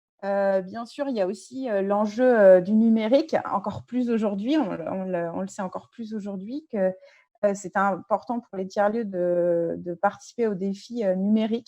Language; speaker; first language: French; native; French